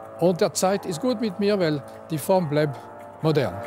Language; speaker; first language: German; non-native, fluent; French